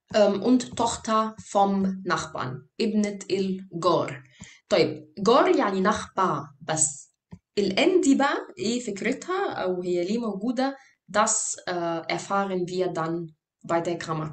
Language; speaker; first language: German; non-native, fluent; Arabic